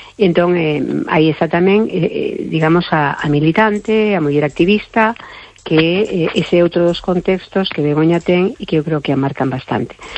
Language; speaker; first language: Galician; non-native, local second language; Spanish